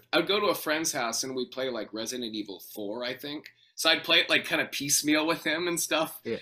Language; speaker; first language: English; native; English